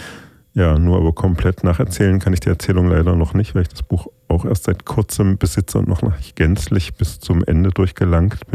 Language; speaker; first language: German; native; German